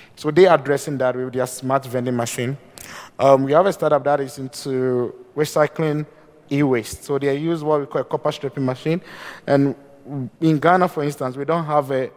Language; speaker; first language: English; non-native, local second language; Akan